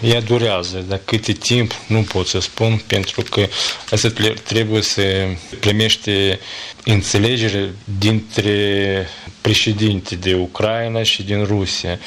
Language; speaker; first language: Romanian; non-native, learner; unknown